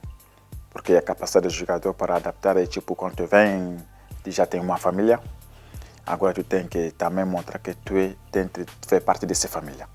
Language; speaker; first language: Portuguese; non-native, learner; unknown